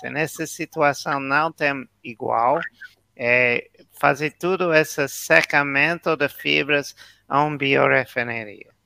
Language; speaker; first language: Portuguese; non-native, learner; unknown